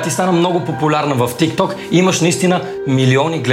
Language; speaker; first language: Bulgarian; native; Bulgarian